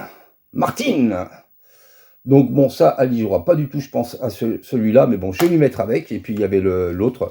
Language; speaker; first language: French; native; French